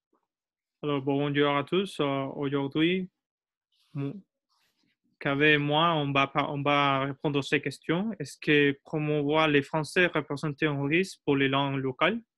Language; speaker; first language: French; non-native, learner; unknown